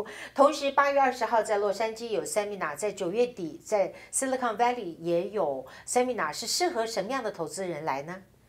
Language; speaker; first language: Chinese; native; Chinese